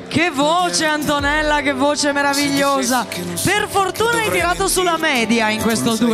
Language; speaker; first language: Italian; native; Italian